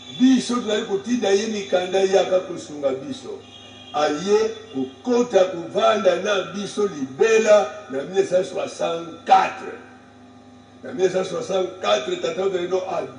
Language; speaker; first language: Lingala; non-native, local second language; Kongo